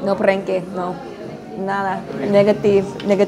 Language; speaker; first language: Spanish; non-native, learner; Korean